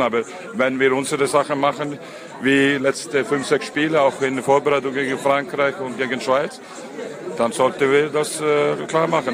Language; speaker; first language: German; non-native, fluent; Icelandic